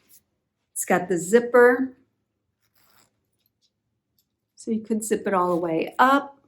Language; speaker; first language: English; native; English